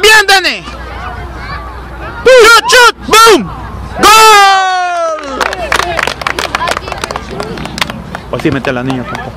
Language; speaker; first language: Spanish; native; Spanish